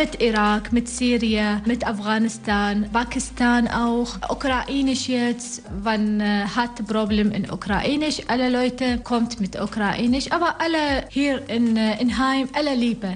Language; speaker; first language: German; non-native, learner; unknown